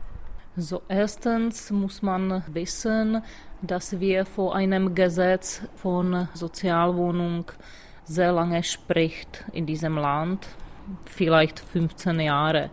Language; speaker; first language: German; non-native, fluent; Czech